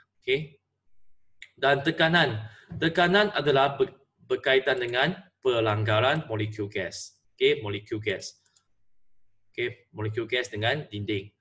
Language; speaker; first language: Malay; non-native, local second language; Chinese